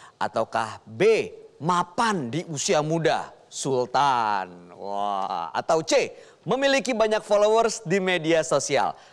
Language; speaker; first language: Indonesian; native; Indonesian